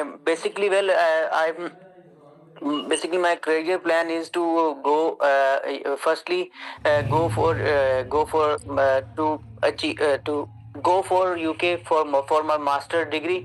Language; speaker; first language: English; non-native, learner; Urdu